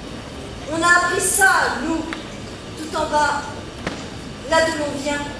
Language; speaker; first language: French; native; French